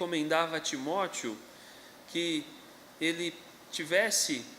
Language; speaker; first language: Portuguese; native; Portuguese